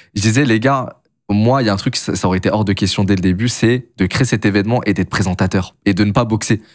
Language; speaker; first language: French; native; French